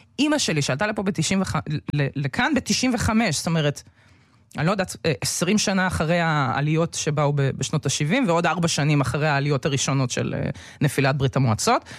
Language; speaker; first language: Hebrew; early bilingual, other home language; Russian